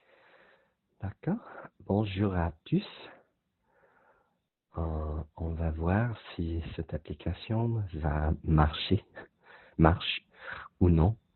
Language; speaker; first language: French; non-native, learner; English